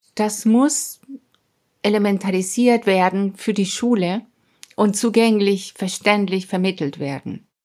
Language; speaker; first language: German; non-native, fluent; Spanish